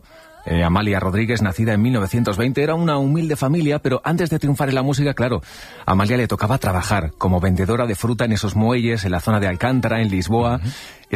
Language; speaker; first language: Spanish; native; Spanish